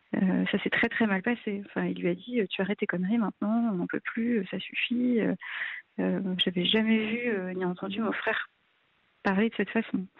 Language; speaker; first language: French; native; French